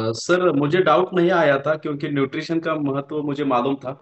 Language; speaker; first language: Hindi; non-native, local second language; Marathi